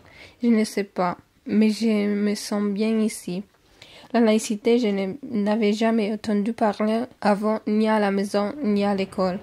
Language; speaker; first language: French; non-native, learner; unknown